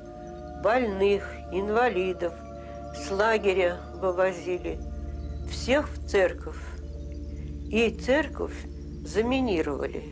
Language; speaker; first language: Russian; native; Russian